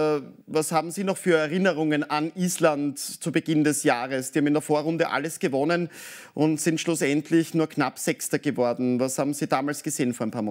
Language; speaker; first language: German; native; German